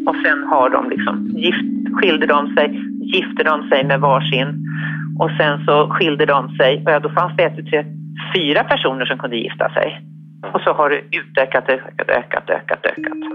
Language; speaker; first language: Swedish; native; Swedish